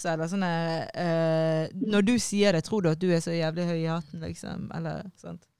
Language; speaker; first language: Norwegian; early bilingual, other home language; Somali